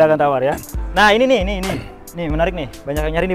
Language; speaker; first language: Indonesian; native; Indonesian